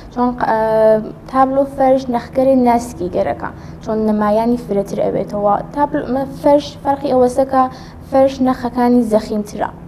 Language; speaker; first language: Central Kurdish; native; Central Kurdish